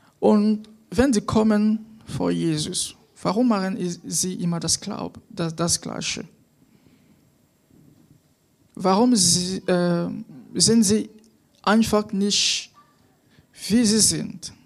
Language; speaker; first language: German; non-native, fluent; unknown